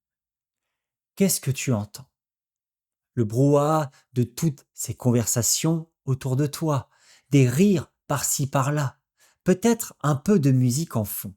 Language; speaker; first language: French; native; French